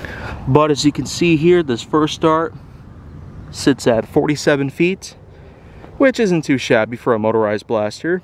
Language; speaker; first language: English; native; English